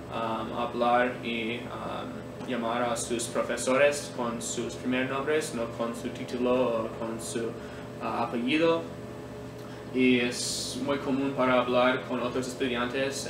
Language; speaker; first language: Spanish; non-native, learner; English